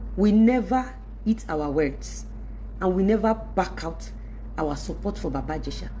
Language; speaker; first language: English; non-native, local second language; Yoruba